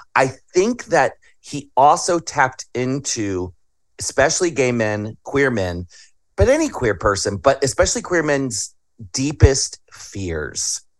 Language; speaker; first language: English; native; English